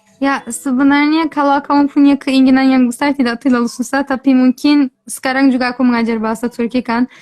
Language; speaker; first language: Indonesian; non-native, fluent; Turkish